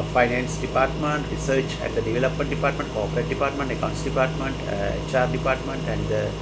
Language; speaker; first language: English; non-native, local second language; Sinhala